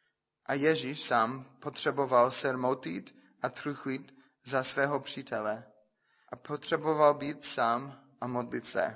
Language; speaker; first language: Czech; non-native, fluent; English